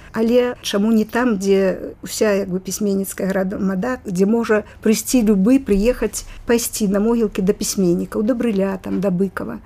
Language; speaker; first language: Belarusian; native; Belarusian